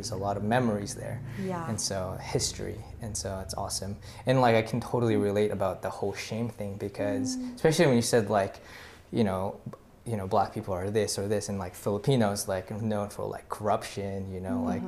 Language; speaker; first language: English; early bilingual, other home language; Filipino